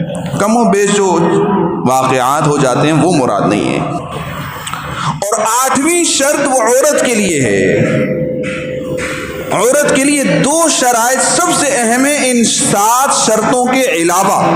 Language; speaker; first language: Urdu; native; Urdu